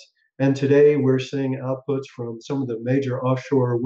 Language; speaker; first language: English; native; English